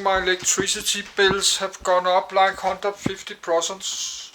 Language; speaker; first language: English; non-native, learner; Danish